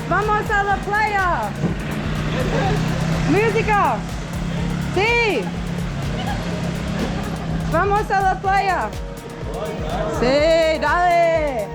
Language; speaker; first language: Spanish; non-native, learner; English